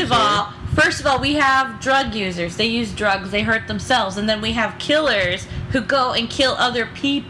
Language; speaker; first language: English; native; English